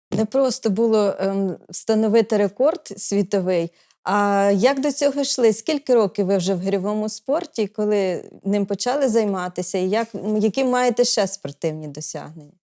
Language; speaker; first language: Ukrainian; native; Ukrainian